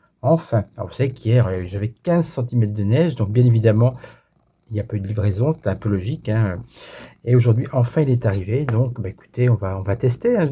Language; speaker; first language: French; native; French